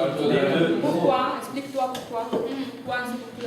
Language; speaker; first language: French; non-native, fluent; Spanish